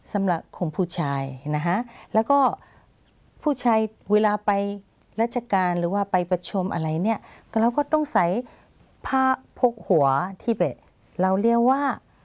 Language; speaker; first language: Thai; non-native, fluent; Burmese